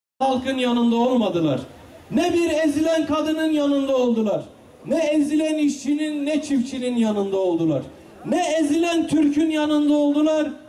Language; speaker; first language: Turkish; non-native, local second language; Kurdish